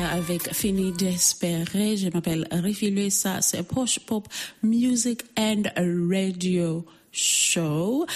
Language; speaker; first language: French; non-native, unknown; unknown